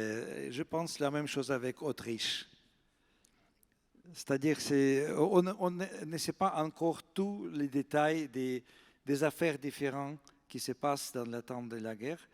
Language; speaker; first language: French; non-native, fluent; Russian